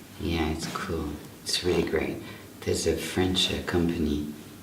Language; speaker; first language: English; non-native, fluent; French